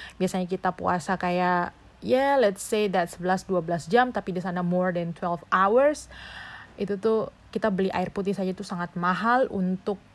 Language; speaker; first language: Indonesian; native; Indonesian